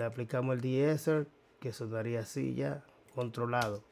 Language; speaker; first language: Spanish; native; Spanish